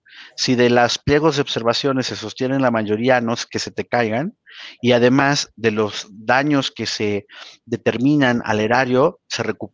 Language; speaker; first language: Spanish; native; Spanish